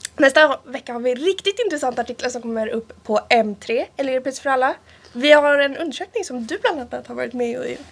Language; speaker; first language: Swedish; early bilingual, other home language; Italian